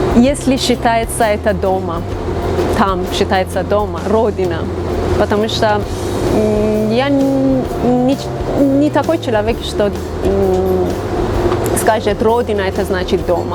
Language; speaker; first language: Russian; non-native, fluent; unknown